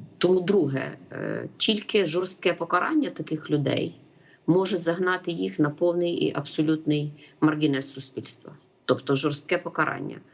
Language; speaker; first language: Ukrainian; native; Ukrainian